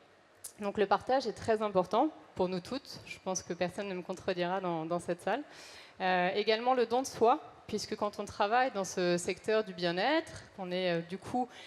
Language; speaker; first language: French; native; French